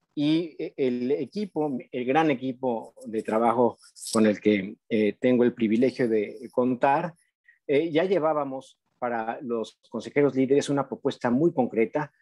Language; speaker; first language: Spanish; native; Spanish